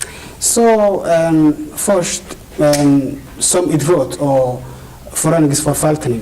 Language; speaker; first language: Swedish; non-native, fluent; Somali